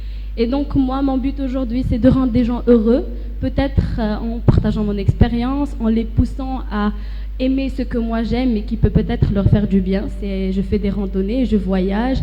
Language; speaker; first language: French; non-native, local second language; Arabic